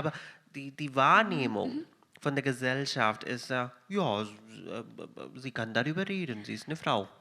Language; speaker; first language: German; non-native, fluent; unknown